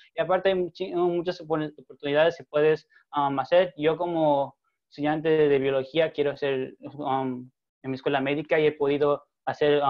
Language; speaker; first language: Spanish; early bilingual, heritage; Spanish